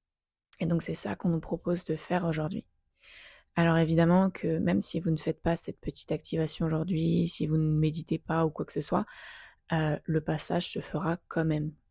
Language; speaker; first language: French; native; French